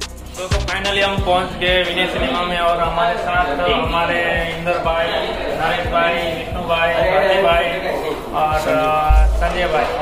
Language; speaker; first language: Hindi; non-native, local second language; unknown